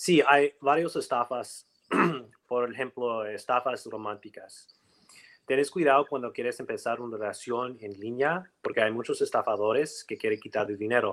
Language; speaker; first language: Spanish; non-native, learner; English